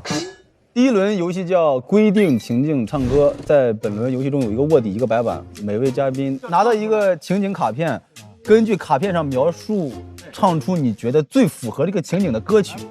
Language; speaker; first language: Chinese; native; Chinese